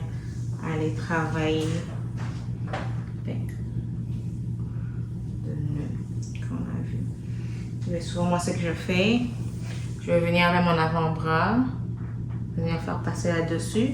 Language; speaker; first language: French; native; French